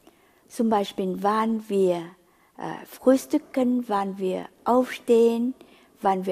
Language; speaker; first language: German; non-native, fluent; Vietnamese